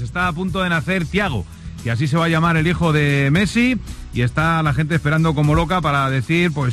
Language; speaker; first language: Spanish; native; Spanish